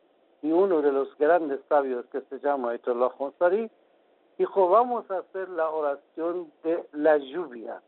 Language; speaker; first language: Spanish; non-native, fluent; Persian